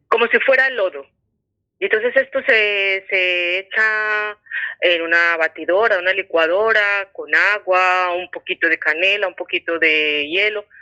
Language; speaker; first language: Spanish; native; Spanish